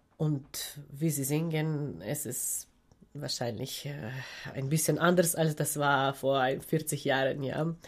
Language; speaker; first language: German; non-native, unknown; Ukrainian